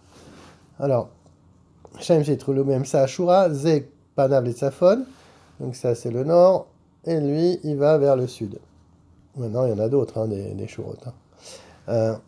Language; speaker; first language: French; native; French